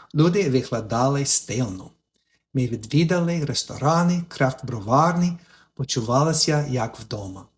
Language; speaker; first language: Ukrainian; non-native, learner; English